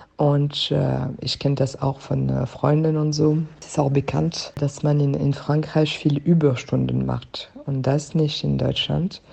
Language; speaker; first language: German; non-native, fluent; French